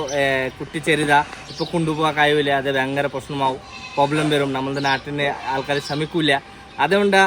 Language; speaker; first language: Malayalam; non-native, learner; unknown